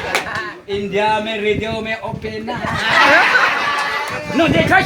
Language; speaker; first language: Hindi; non-native, local second language; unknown